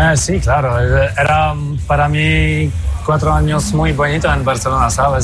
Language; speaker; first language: Spanish; non-native, fluent; Polish